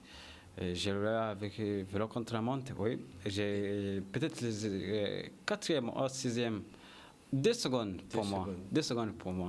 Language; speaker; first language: French; non-native, learner; Kinyarwanda